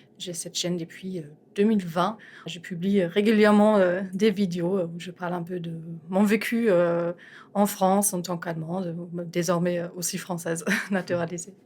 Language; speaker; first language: French; non-native, fluent; German